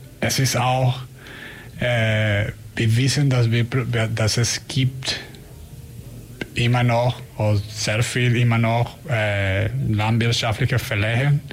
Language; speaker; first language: German; non-native, learner; Spanish